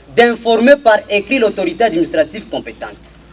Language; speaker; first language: French; non-native, local second language; Swahili